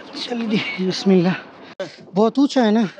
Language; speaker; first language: Hindi; non-native, learner; Bangla